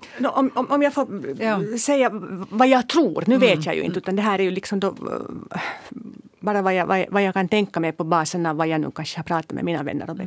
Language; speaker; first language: Swedish; native; Swedish